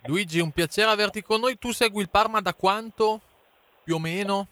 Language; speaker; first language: Italian; native; Italian